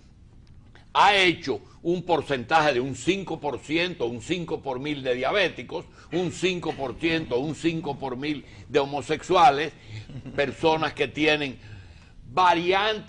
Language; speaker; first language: Spanish; native; Spanish